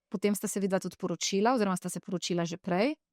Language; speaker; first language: Slovenian; native; Slovenian